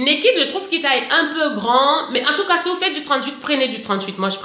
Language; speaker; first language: French; native; French